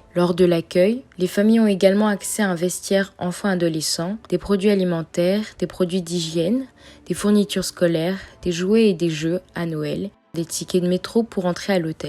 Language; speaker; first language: French; native; French